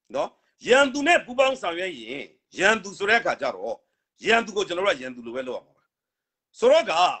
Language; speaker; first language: Burmese; native; Burmese